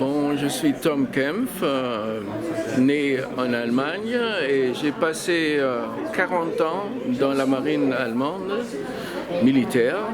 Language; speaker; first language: French; non-native, fluent; German